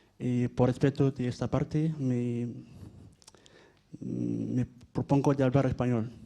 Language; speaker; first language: Spanish; early bilingual, heritage; Spanish